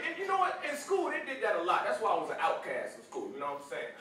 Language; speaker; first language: English; native; English